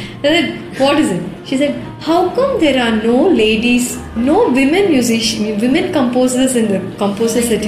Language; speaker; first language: English; non-native, local second language; Tamil